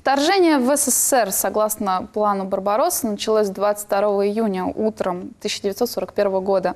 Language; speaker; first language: Russian; native; Russian